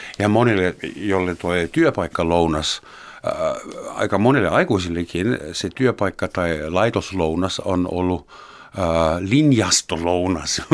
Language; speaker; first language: Finnish; non-native, fluent; German